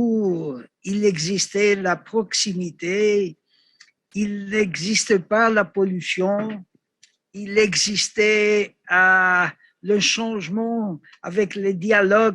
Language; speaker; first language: French; non-native, learner; Greek